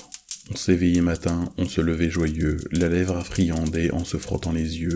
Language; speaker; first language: French; native; French